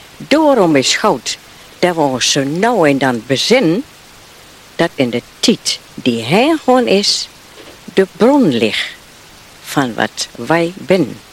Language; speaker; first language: Dutch; native; Dutch